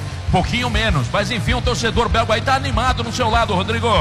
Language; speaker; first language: Portuguese; native; Portuguese